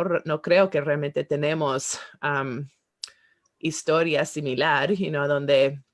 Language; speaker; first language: Spanish; non-native, fluent; English